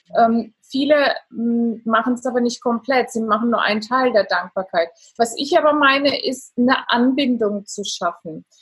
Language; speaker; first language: German; non-native, fluent; Italian